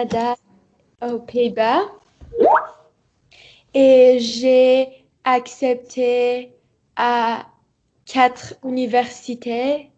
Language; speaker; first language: French; non-native, learner; Persian